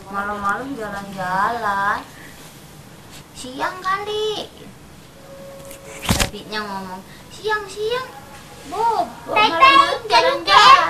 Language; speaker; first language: Indonesian; native; Indonesian